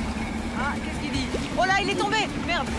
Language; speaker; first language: French; native; French